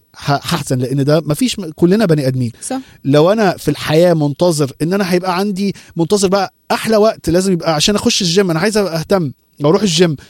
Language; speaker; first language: Arabic; early bilingual, heritage; Arabic